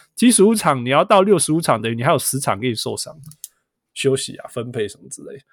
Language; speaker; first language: Chinese; early bilingual, heritage; Chinese